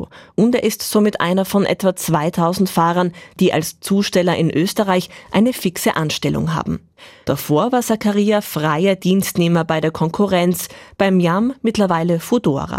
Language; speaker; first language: German; native; German